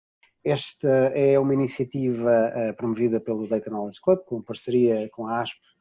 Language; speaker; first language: Portuguese; native; Portuguese